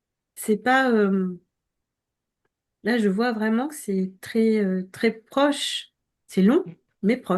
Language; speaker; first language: French; native; French